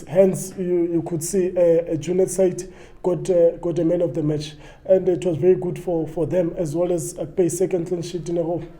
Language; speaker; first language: English; non-native, local second language; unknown